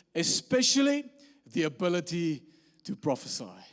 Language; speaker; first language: English; non-native, local second language; Afrikaans